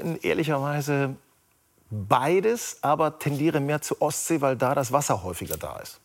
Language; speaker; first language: German; native; German